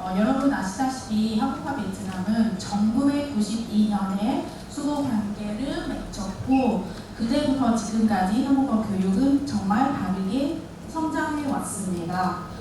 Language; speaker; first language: Korean; non-native, fluent; Vietnamese